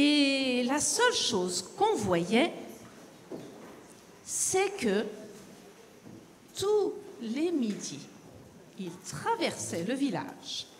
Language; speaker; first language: French; native; French